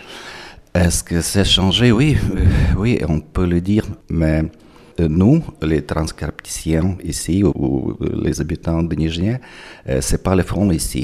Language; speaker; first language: French; non-native, fluent; Ukrainian